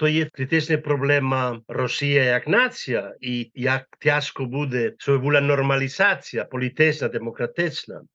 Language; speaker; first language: Ukrainian; non-native, learner; Spanish